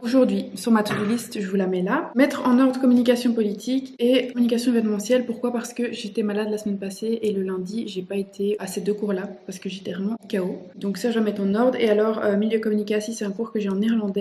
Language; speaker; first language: French; native; French